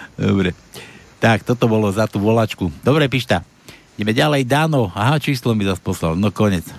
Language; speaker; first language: Slovak; native; Slovak